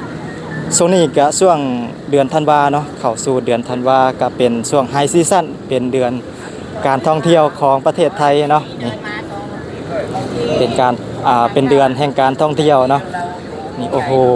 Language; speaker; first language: Thai; non-native, local second language; Northeastern Thai